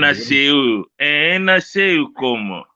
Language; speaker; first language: Portuguese; non-native, learner; Luba-Lulua